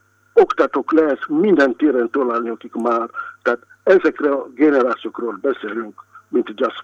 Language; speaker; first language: Hungarian; non-native, fluent; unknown